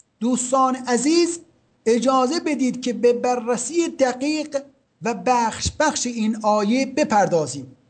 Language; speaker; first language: Persian; native; Persian